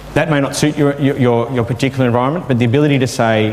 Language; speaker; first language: English; native; English